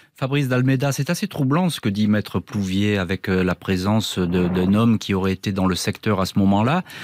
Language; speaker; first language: French; native; French